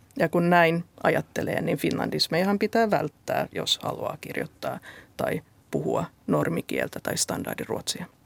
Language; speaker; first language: Finnish; non-native, local second language; Swedish